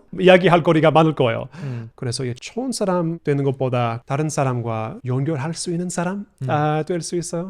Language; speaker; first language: Korean; non-native, fluent; English